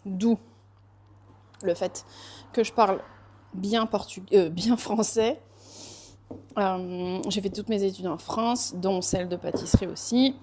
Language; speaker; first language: French; native; French